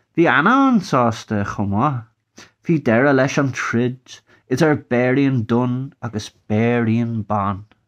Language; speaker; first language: Irish; non-native, local second language; English